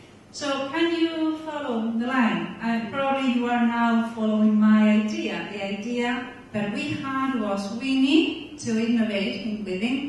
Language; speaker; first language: English; non-native, fluent; Spanish